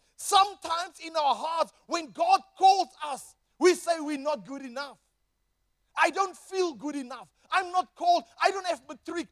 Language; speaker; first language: English; non-native, local second language; Afrikaans